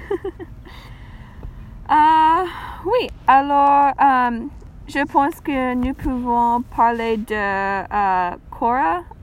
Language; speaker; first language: French; non-native, learner; English